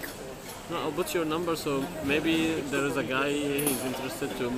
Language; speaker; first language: English; non-native, learner; Arabic